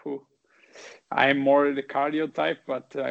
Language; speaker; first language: English; non-native, fluent; German